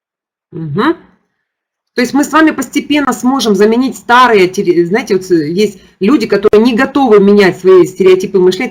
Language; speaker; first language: Russian; native; Russian